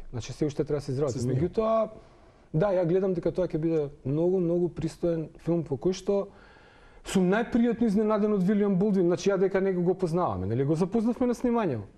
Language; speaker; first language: Macedonian; non-native, local second language; Serbian